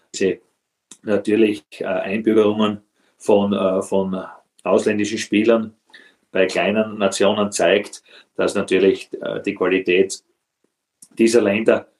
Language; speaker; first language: German; native; German